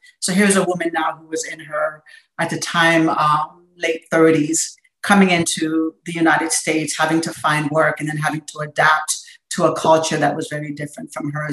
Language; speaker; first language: English; native; English